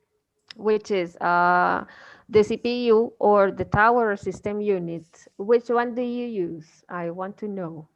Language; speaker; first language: English; non-native, fluent; Spanish